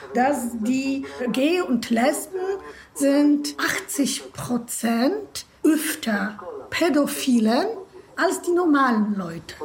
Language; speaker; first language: German; non-native, fluent; Polish